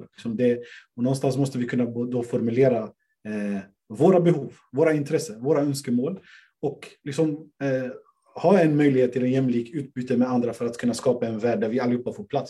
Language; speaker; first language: Swedish; native; Swedish